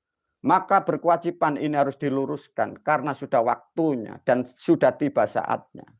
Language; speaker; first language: Indonesian; non-native, local second language; Javanese